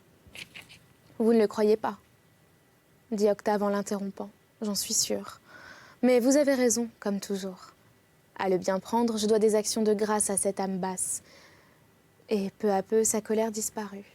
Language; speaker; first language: French; native; French